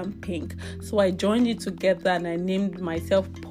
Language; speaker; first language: English; non-native, local second language; Yoruba